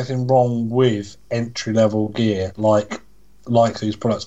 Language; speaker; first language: English; native; English